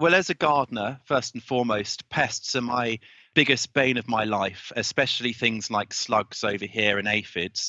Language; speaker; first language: English; native; English